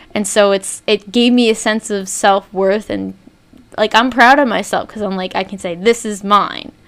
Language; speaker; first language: English; native; English